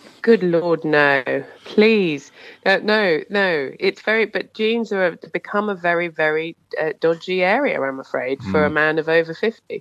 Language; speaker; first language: English; native; English